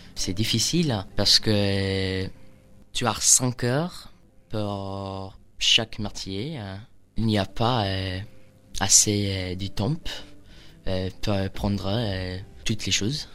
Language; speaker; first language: French; non-native, learner; English